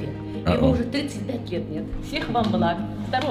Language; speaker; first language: Russian; native; Russian